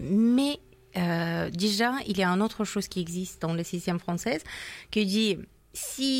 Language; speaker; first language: French; non-native, learner; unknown